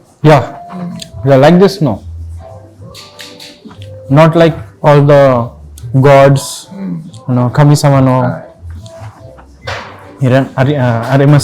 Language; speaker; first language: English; non-native, local second language; Telugu